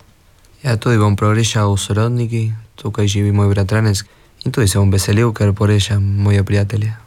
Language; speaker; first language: Slovenian; early bilingual, heritage; Spanish